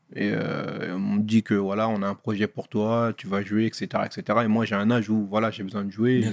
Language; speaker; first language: French; native; French